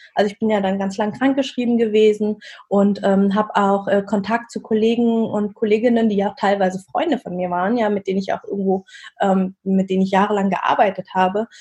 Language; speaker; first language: German; early bilingual, other home language; Vietnamese